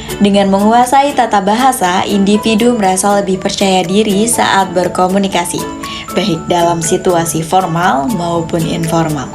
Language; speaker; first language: Indonesian; native; Indonesian